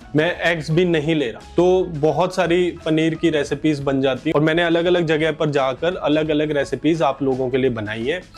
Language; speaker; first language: Hindi; native; Hindi